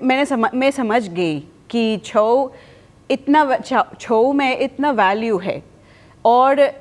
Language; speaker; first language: Hindi; non-native, fluent; Spanish